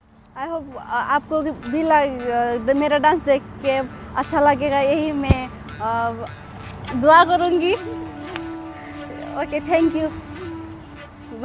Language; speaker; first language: Hindi; non-native, learner; Nepali